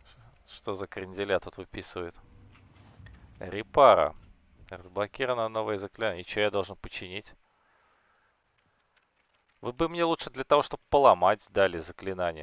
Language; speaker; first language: Russian; native; Russian